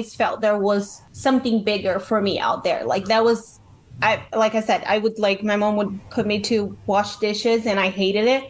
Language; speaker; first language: English; non-native, fluent; Portuguese